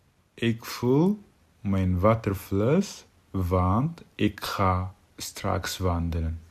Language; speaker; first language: Dutch; non-native, fluent; Tigrinya